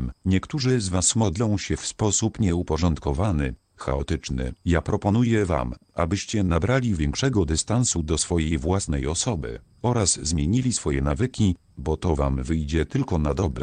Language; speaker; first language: Polish; native; Polish